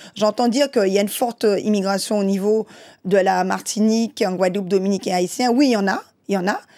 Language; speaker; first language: French; native; French